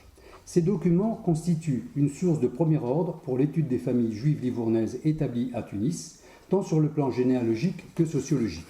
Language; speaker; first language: French; native; French